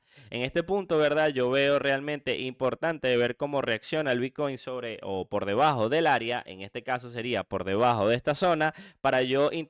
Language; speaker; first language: Spanish; native; Spanish